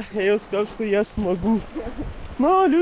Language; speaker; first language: Russian; non-native, learner; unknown